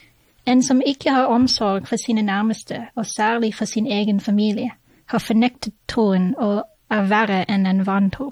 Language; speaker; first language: Norwegian; non-native, fluent; English